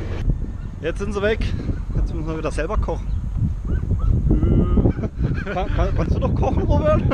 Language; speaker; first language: German; native; German